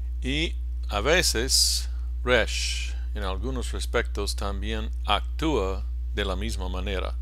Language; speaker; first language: Spanish; non-native, fluent; English